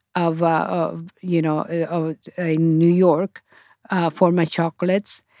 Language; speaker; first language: English; non-native, fluent; Spanish